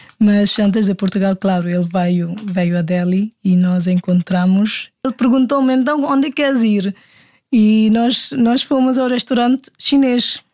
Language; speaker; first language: Portuguese; non-native, fluent; Hindi